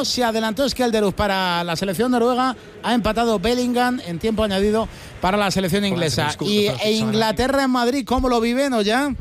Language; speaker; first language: Spanish; native; Spanish